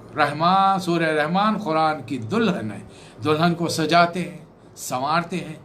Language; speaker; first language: Urdu; native; Urdu